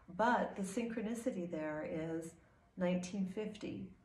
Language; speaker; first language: English; native; English